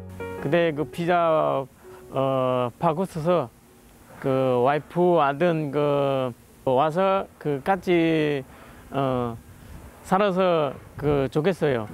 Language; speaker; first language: Korean; non-native, learner; Vietnamese